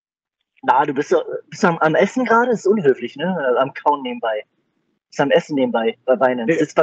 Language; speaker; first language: German; native; German